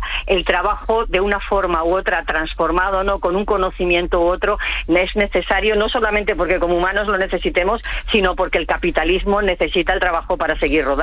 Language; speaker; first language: Spanish; native; Spanish